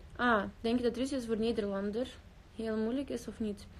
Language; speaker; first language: Dutch; early bilingual, other home language; Russian